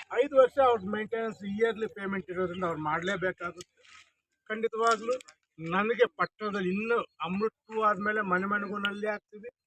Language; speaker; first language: Kannada; non-native, local second language; Telugu